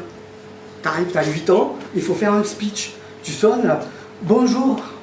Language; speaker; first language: French; native; French